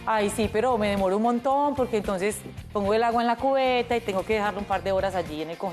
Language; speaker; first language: Spanish; native; Spanish